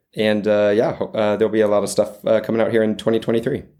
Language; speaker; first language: English; native; English